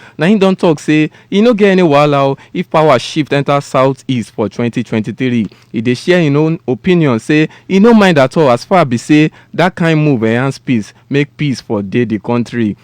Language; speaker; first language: Nigerian Pidgin; non-native, local second language; Yoruba